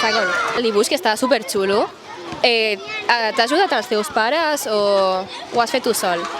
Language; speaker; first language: Catalan; native; Catalan